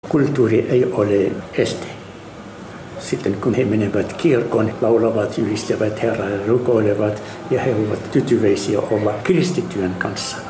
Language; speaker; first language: Finnish; non-native, learner; Arabic